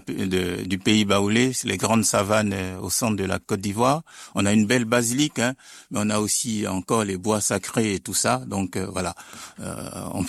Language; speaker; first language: French; non-native, local second language; Baoulé